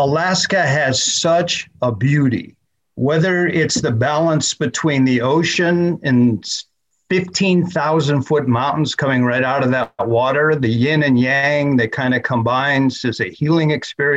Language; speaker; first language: English; native; English